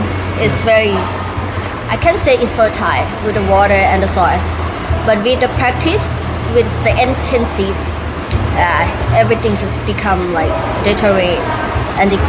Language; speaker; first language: English; non-native, learner; Thai